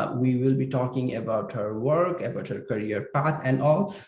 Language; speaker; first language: English; non-native, local second language; Nepali